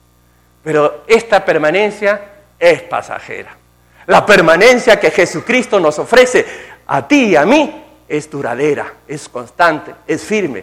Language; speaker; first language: Spanish; native; Spanish